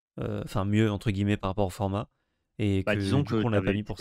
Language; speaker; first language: French; native; French